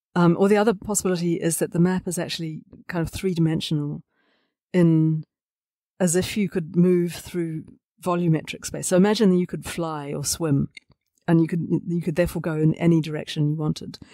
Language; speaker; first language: English; native; English